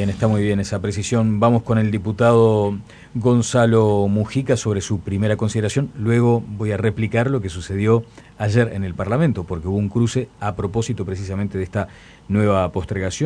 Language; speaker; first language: Spanish; native; Spanish